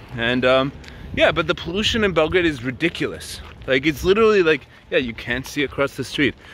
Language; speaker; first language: English; native; English